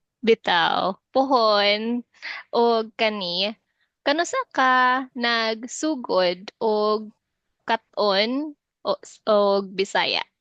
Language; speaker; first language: Cebuano; native; Cebuano